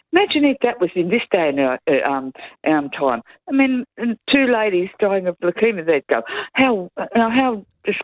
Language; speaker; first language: English; native; English